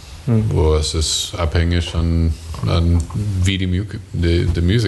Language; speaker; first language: German; non-native, learner; English